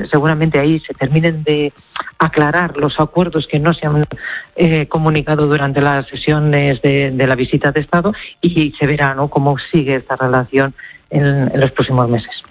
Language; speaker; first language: Spanish; native; Spanish